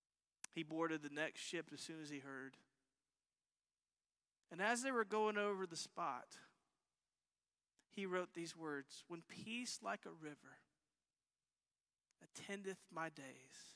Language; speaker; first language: English; native; English